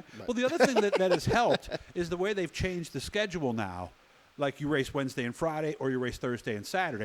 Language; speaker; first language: English; native; English